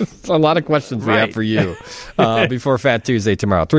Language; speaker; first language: English; native; English